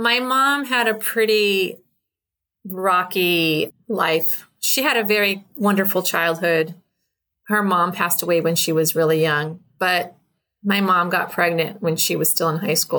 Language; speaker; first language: English; native; English